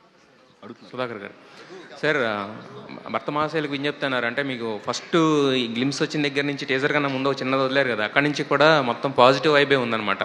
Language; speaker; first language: Telugu; native; Telugu